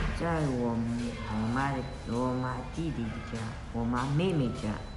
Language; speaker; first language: Chinese; non-native, local second language; Uyghur